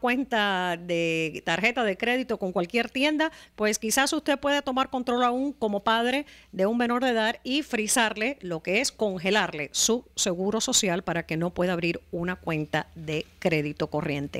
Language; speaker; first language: Spanish; native; Spanish